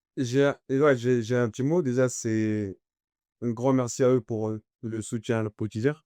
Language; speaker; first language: French; early bilingual, other home language; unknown